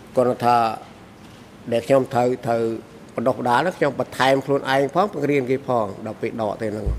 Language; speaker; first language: Khmer; native; Khmer